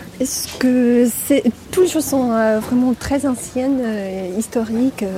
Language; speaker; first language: French; non-native, fluent; Russian